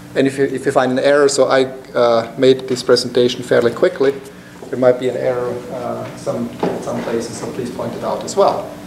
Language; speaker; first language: English; non-native, fluent; German